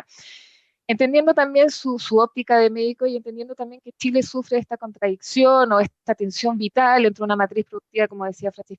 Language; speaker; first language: Spanish; native; Spanish